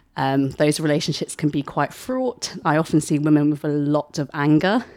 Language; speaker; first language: English; native; English